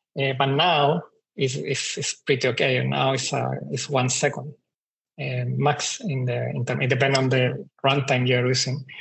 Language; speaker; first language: English; non-native, fluent; Spanish